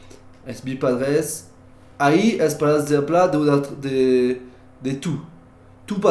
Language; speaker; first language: Spanish; non-native, learner; French